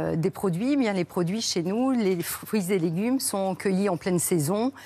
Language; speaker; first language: French; native; French